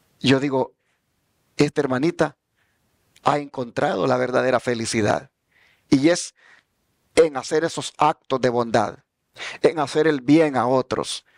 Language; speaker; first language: Spanish; native; Spanish